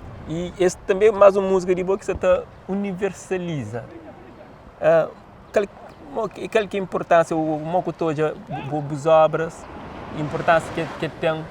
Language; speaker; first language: Portuguese; non-native, local second language; Kabuverdianu